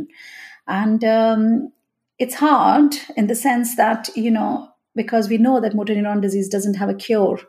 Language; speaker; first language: English; non-native, local second language; Hindi